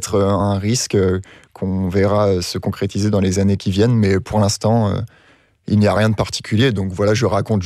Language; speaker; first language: French; native; French